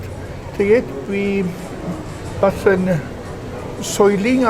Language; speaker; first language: Mongolian; non-native, fluent; Swedish